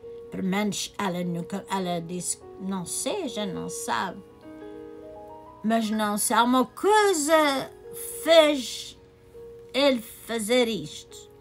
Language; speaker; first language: Portuguese; native; Portuguese